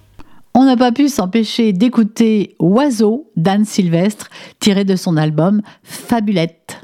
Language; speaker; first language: French; native; French